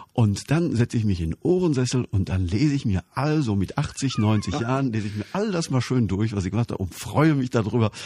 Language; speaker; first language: German; native; German